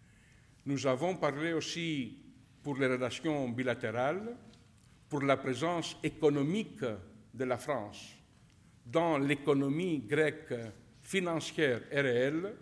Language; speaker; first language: French; non-native, fluent; Greek